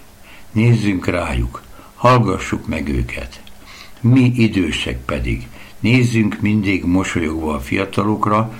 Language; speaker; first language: Hungarian; native; Hungarian